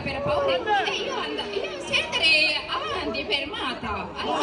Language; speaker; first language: Italian; non-native, learner; Sinhala